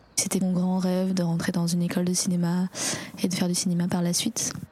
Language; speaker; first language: French; early bilingual, other home language; Chinese